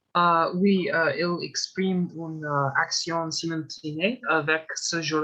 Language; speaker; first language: French; non-native, learner; English